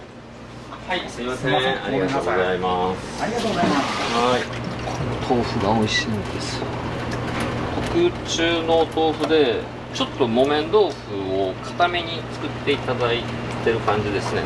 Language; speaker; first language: Japanese; native; Japanese